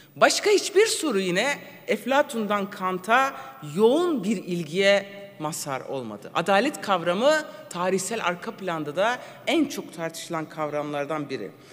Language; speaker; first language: Turkish; non-native, local second language; Kurdish